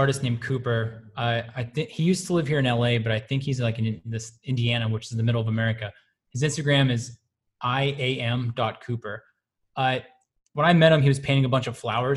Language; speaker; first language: English; native; English